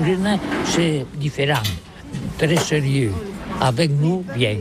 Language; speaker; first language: French; non-native, local second language; Catalan